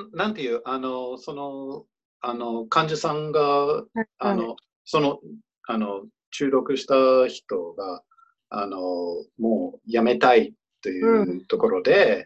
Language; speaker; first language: Japanese; non-native, fluent; English